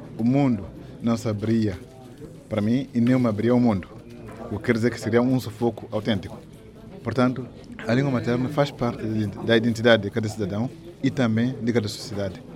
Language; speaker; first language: Portuguese; non-native, local second language; Yao